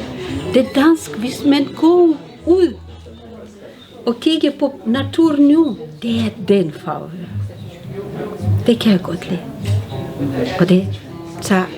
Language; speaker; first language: Danish; non-native, learner; Russian